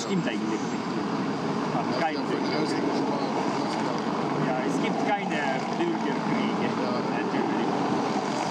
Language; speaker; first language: German; non-native, fluent; Ukrainian